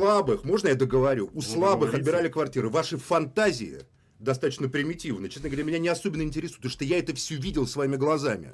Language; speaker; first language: Russian; native; Russian